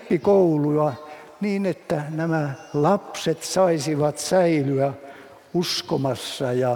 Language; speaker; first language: Finnish; native; Finnish